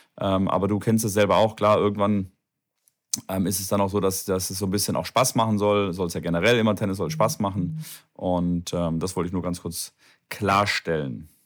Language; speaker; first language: German; native; German